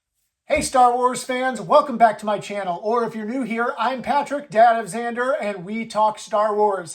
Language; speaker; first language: English; native; English